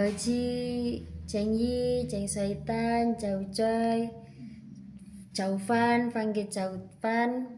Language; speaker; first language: Cantonese; non-native, learner; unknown